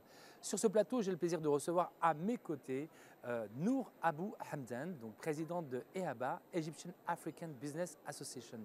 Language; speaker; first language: French; non-native, local second language; Arabic